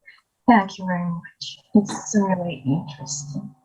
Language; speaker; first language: English; non-native, learner; Ukrainian